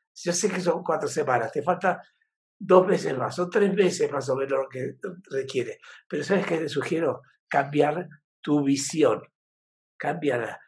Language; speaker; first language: Spanish; native; Spanish